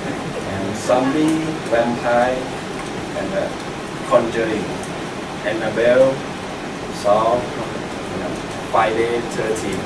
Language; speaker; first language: English; non-native, learner; Thai